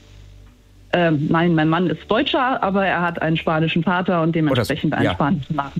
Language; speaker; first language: German; native; German